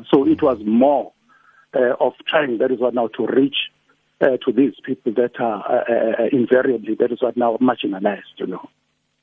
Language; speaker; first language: English; non-native, local second language; Zulu